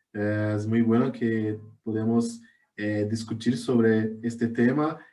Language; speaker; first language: Spanish; non-native, learner; Portuguese